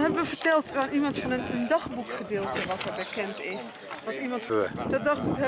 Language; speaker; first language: Dutch; native; Dutch